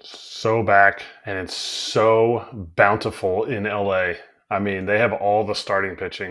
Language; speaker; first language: English; native; English